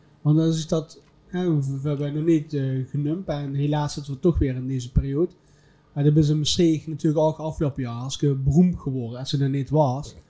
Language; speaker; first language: Dutch; native; Dutch